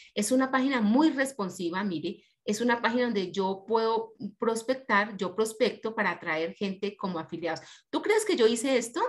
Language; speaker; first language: Spanish; native; Spanish